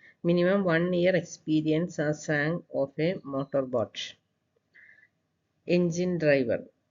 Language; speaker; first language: English; non-native, local second language; Malayalam